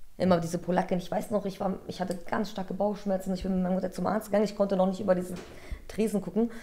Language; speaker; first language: German; early bilingual, other home language; Polish